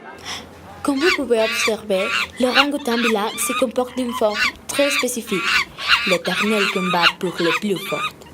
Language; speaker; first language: French; non-native, learner; Spanish